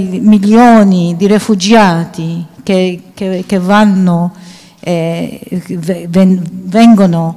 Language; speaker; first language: Italian; non-native, fluent; Maltese